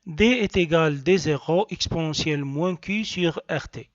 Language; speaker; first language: French; non-native, local second language; Arabic